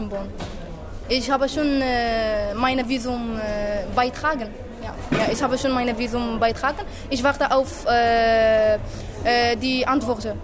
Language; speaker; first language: German; non-native, learner; Arabic